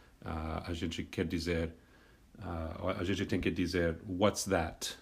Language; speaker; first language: Portuguese; non-native, fluent; English